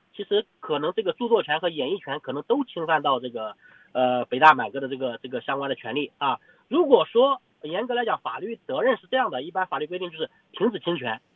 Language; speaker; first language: Chinese; native; Chinese